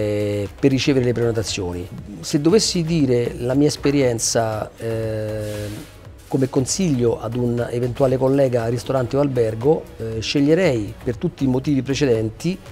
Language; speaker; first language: Italian; native; Italian